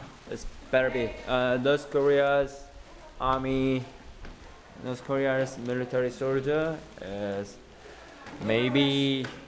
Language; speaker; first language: English; non-native, learner; Korean